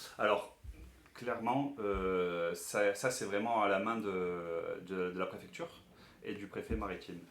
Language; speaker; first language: French; native; French